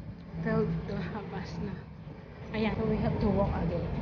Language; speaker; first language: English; non-native, local second language; Filipino